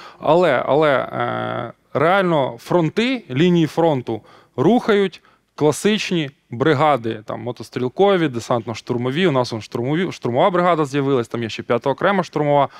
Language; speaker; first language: Ukrainian; non-native, local second language; Russian